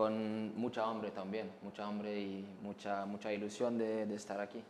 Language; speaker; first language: Spanish; non-native, fluent; French